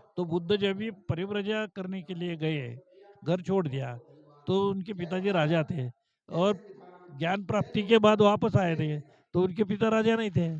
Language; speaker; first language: Hindi; non-native, local second language; Marathi